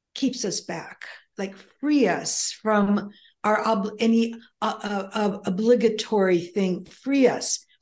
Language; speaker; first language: English; early bilingual, other home language; Greek